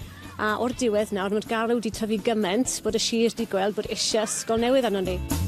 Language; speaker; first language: Welsh; native; Welsh